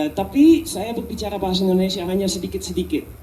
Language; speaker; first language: Indonesian; non-native, learner; Dutch